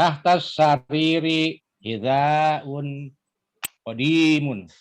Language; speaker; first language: Arabic; non-native, learner; Indonesian